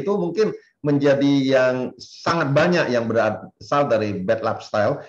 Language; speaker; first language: Indonesian; native; Indonesian